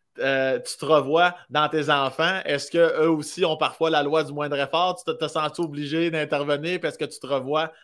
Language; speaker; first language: French; native; French